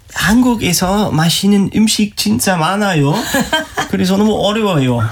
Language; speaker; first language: Korean; non-native, learner; German